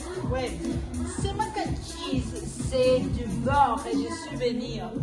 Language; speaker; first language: French; non-native, learner; Spanish